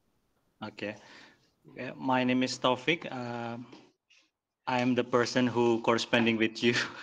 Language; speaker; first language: English; non-native, learner; Indonesian